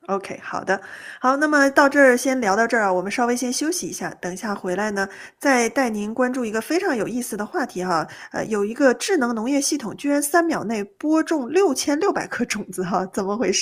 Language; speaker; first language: Chinese; native; Chinese